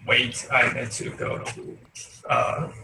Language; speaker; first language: English; non-native, learner; Chinese